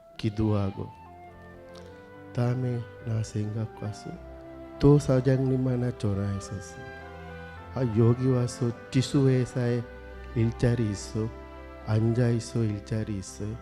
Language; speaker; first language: Korean; non-native, learner; Sinhala